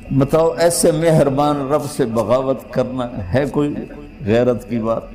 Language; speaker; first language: Urdu; non-native, local second language; Punjabi